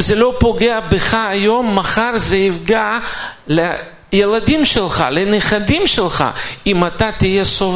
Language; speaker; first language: Hebrew; non-native, fluent; Russian